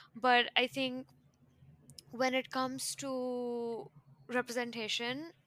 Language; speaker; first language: English; non-native, local second language; Hindi